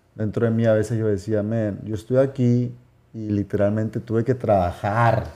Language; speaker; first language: Spanish; native; Spanish